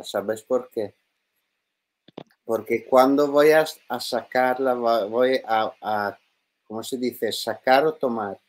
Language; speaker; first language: Spanish; non-native, learner; Italian